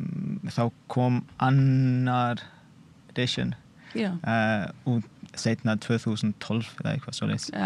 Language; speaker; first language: Icelandic; non-native, fluent; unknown